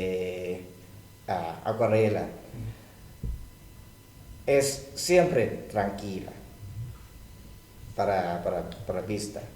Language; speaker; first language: Spanish; non-native, learner; Thai